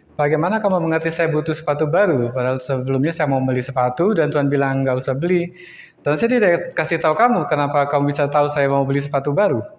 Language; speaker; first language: Indonesian; native; Indonesian